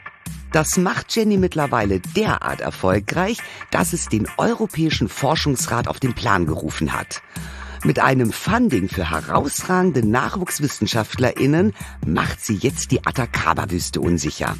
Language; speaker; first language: German; native; German